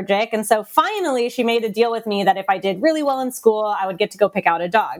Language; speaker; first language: English; native; English